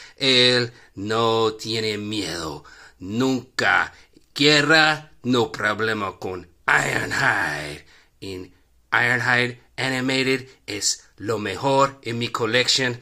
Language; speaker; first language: Spanish; non-native, learner; English